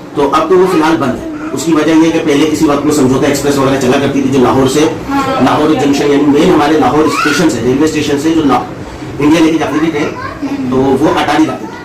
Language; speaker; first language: Urdu; native; Urdu